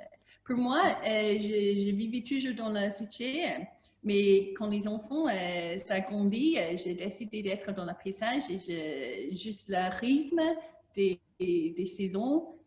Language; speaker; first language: French; non-native, learner; English